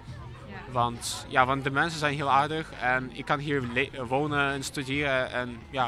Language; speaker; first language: Dutch; non-native, learner; Ukrainian